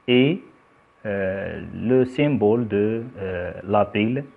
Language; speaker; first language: French; non-native, local second language; Arabic